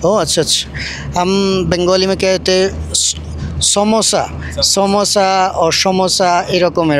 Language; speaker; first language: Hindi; non-native, learner; Bangla